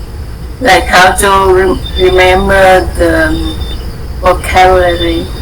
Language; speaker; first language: English; non-native, learner; Vietnamese